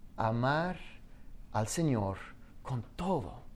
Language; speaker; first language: Spanish; non-native, fluent; English